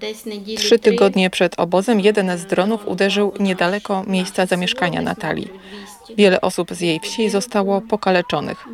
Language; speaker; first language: Polish; native; Polish